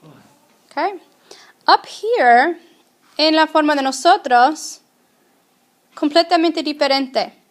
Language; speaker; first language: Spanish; non-native, fluent; English